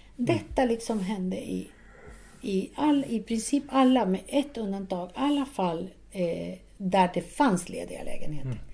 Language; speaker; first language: Swedish; non-native, fluent; Spanish